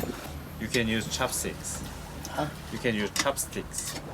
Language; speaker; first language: English; non-native, learner; Korean